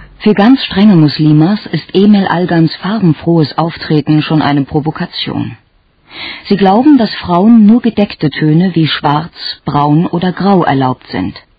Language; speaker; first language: German; native; German